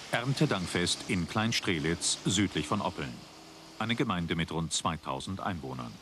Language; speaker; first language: German; native; German